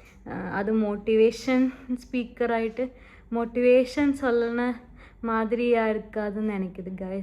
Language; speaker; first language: Tamil; non-native, local second language; Malayalam